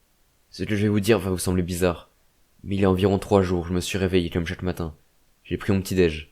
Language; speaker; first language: French; native; French